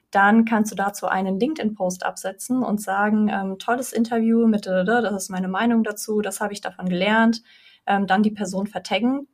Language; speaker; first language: German; early bilingual, other home language; Russian